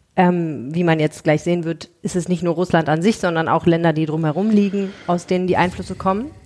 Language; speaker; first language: German; native; German